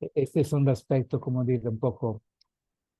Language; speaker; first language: Spanish; non-native, fluent; Italian